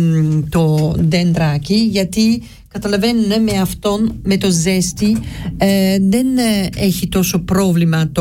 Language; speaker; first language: Greek; early bilingual, heritage; Greek